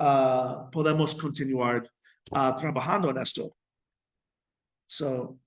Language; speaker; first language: Spanish; non-native, fluent; English